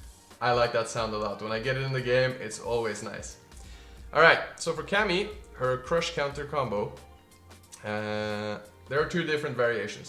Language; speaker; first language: English; non-native, fluent; Norwegian